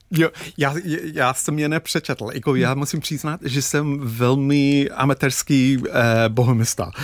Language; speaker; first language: Czech; non-native, fluent; English